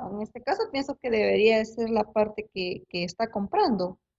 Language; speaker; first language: Spanish; native; Spanish